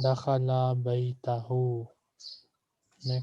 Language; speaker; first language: Arabic; non-native, fluent; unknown